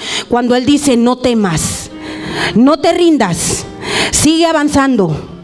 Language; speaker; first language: Spanish; native; Spanish